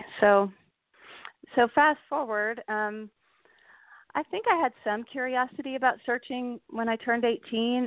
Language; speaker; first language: English; native; English